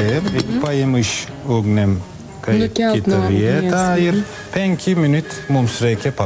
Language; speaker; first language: Lithuanian; non-native, learner; Turkish